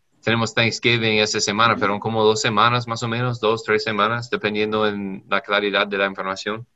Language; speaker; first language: Spanish; non-native, learner; English